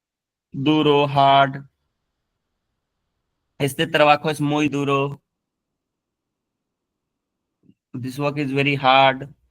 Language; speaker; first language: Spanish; non-native, learner; Hindi